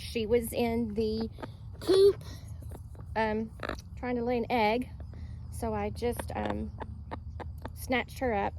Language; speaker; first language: English; native; English